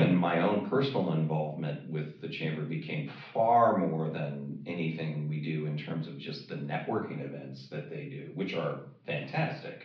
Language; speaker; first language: English; native; English